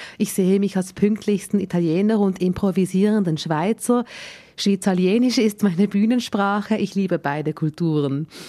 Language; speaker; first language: German; early bilingual, other home language; Malayalam